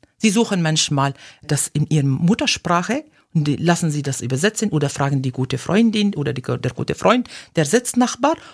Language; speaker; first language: German; non-native, fluent; Arabic